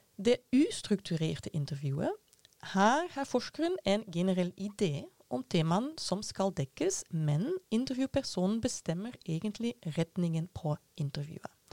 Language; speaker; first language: Norwegian; non-native, fluent; Dutch